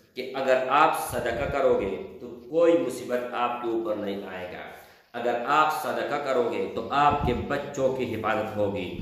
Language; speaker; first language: Urdu; non-native, local second language; Pashto